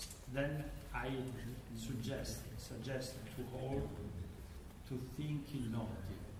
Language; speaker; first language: English; non-native, learner; Italian